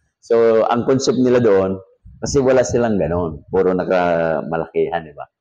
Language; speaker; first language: Filipino; native; Filipino